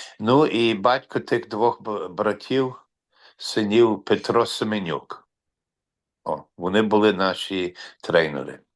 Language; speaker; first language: Ukrainian; early bilingual, heritage; Ukrainian